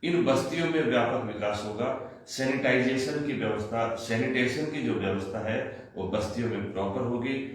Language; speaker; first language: Hindi; non-native, local second language; Bangla